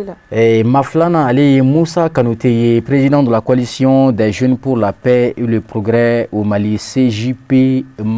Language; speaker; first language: French; non-native, local second language; Bambara